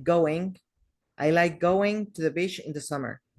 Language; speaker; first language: English; non-native, fluent; Spanish